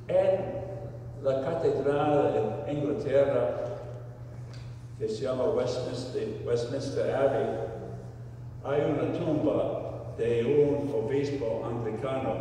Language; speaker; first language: Spanish; non-native, fluent; English